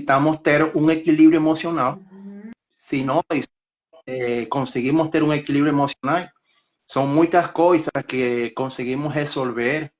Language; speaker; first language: Portuguese; non-native, learner; Spanish